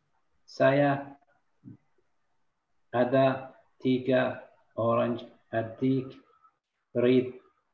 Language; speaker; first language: Indonesian; non-native, learner; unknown